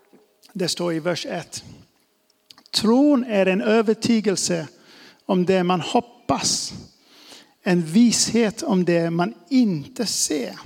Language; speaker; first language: Swedish; non-native, fluent; English